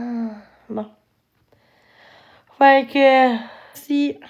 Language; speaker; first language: French; native; French